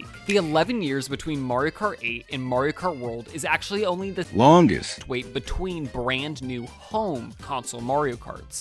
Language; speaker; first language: English; native; English